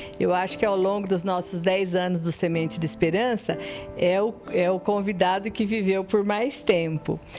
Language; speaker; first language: Portuguese; native; Portuguese